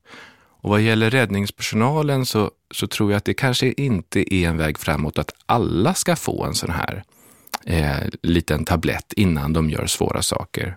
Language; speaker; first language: Swedish; native; Swedish